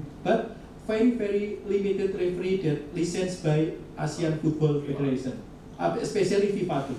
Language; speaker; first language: English; non-native, learner; Indonesian